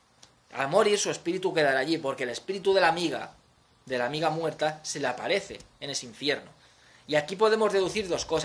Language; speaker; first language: Spanish; native; Spanish